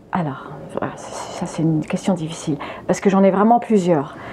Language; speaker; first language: French; early bilingual, other home language; English